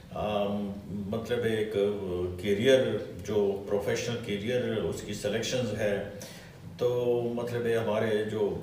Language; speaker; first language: Urdu; non-native, local second language; Pashto